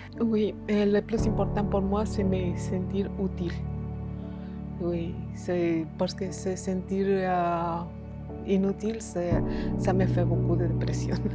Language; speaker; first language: French; non-native, learner; Spanish